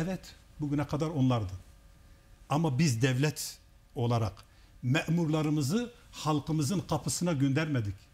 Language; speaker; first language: Turkish; non-native, local second language; Kurdish